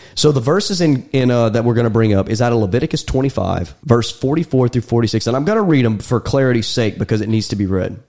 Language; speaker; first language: English; native; English